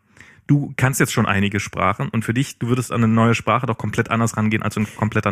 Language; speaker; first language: German; native; German